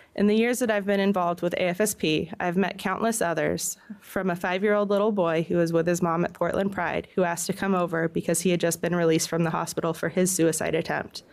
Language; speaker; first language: English; native; English